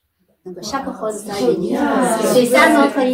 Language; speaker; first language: French; non-native, fluent; Chinese